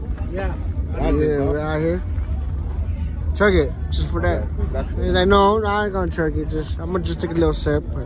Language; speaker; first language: English; early bilingual, other home language; Spanish